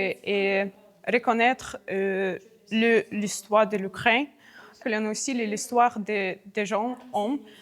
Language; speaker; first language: French; non-native, learner; Ukrainian